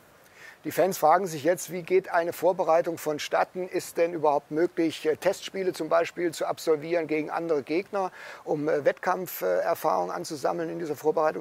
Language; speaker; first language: German; native; German